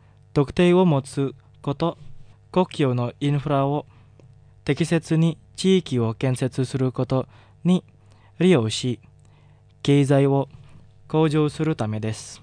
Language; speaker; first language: Japanese; non-native, fluent; Indonesian